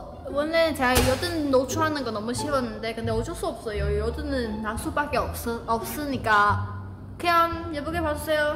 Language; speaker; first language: Korean; non-native, fluent; Chinese